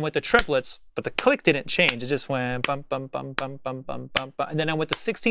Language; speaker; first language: English; native; English